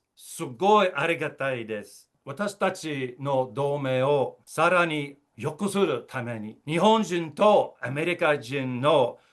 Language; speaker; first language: Japanese; non-native, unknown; English